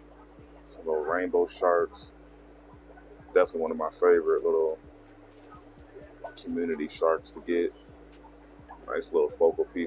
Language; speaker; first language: English; native; English